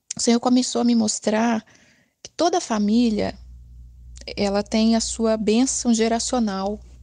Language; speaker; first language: Portuguese; native; Portuguese